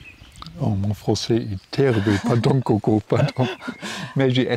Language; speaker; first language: French; non-native, learner; German